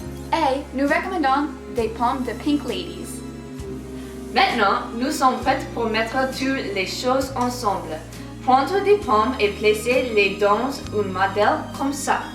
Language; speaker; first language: French; non-native, learner; English